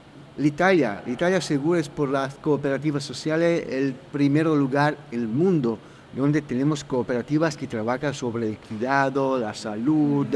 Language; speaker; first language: Spanish; non-native, fluent; Italian